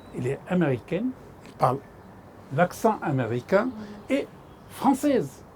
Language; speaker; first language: French; non-native, fluent; Arabic